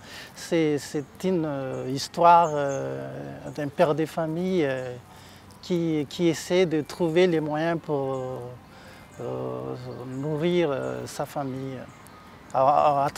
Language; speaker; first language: French; non-native, local second language; Malagasy